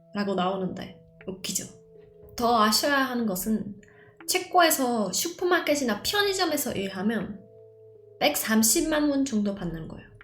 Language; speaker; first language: Korean; non-native, fluent; Czech